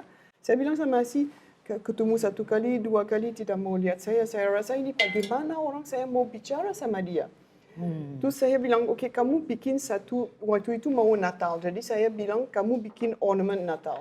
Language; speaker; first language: Indonesian; non-native, learner; French